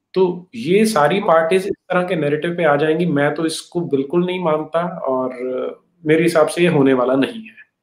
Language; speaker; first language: Hindi; native; Hindi